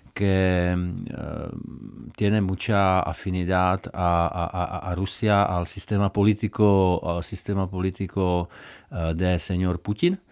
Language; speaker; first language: Spanish; non-native, fluent; Czech